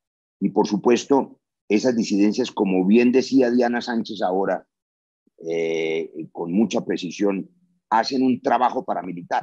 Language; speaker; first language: Spanish; native; Spanish